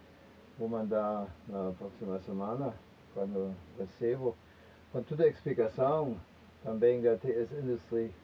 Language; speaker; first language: Portuguese; non-native, fluent; German